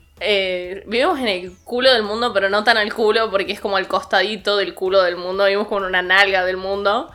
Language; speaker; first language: Spanish; native; Spanish